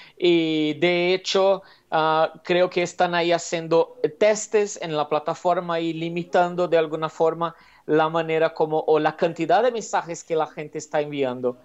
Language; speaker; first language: Spanish; non-native, fluent; Portuguese